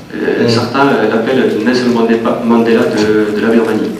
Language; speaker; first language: French; native; French